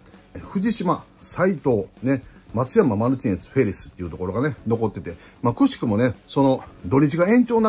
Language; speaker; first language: Japanese; native; Japanese